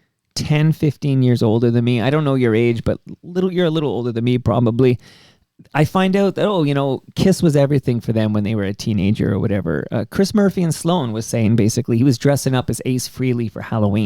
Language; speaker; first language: English; native; English